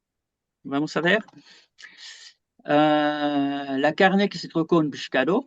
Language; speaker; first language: Spanish; non-native, fluent; French